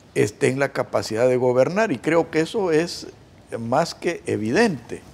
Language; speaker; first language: Spanish; native; Spanish